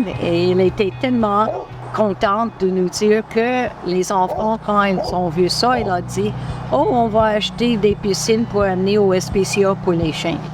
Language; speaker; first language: French; non-native, local second language; English